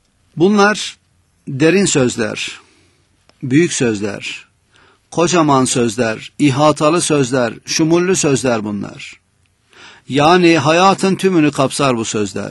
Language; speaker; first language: Turkish; native; Turkish